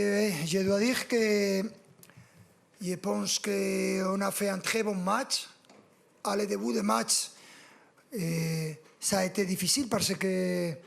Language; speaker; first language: French; non-native, fluent; Spanish